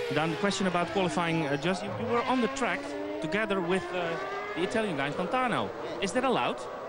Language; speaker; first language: English; non-native, fluent; Dutch